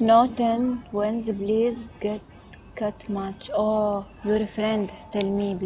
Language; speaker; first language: English; non-native, learner; Arabic